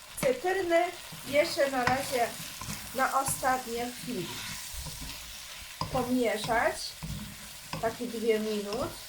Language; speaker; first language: Polish; non-native, learner; Chinese